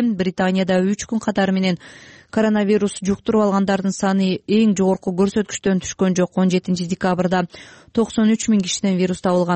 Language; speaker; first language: Kyrgyz; native; Kyrgyz